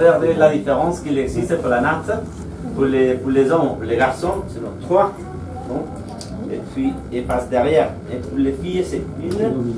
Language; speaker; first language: French; non-native, fluent; Spanish